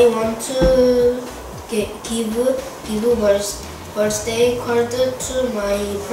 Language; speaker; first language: English; non-native, learner; Korean